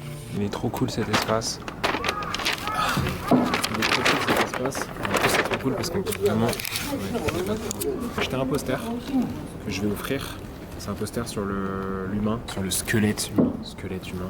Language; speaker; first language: French; native; French